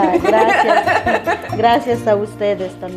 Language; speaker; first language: Spanish; non-native, local second language; Kaqchikel